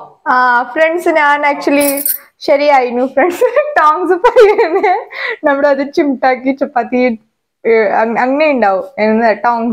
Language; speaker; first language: Malayalam; non-native, local second language; Hindi